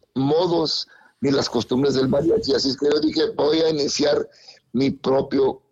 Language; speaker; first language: Spanish; early bilingual, heritage; Spanish